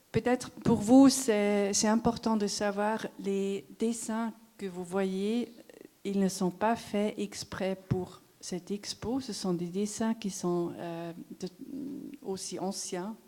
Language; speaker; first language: French; non-native, local second language; German